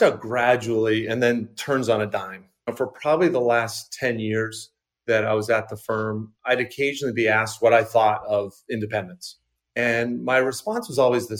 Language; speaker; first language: English; native; English